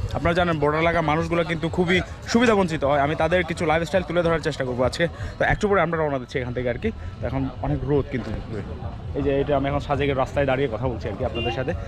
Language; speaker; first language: Bangla; native; Bangla